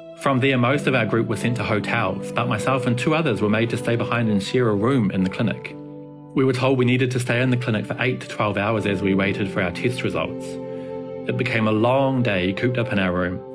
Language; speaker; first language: English; native; English